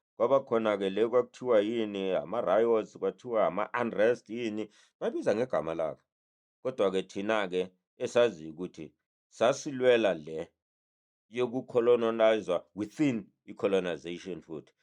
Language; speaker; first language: Zulu; native; Zulu